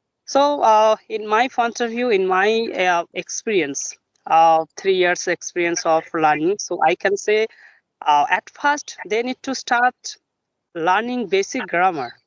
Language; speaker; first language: English; non-native, local second language; Bangla